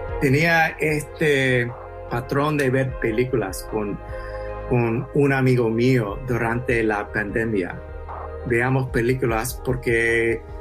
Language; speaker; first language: Spanish; early bilingual, heritage; English